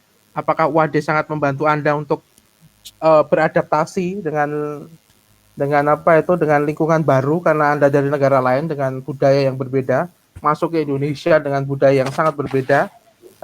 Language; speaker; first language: Indonesian; native; Indonesian